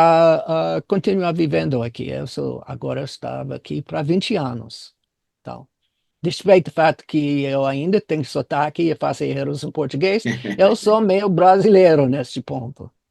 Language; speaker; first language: Portuguese; non-native, fluent; English